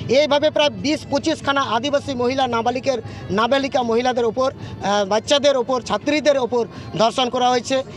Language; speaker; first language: Bangla; non-native, local second language; Santali